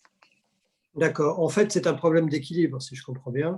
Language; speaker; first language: French; native; French